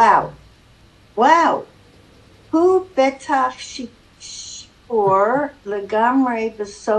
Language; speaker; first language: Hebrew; non-native, learner; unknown